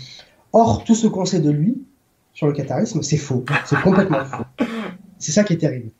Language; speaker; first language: French; native; French